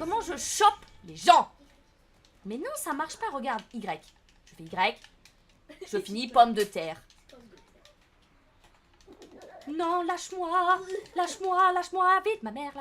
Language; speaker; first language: French; native; French